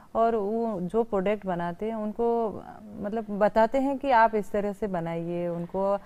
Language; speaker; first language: Hindi; native; Hindi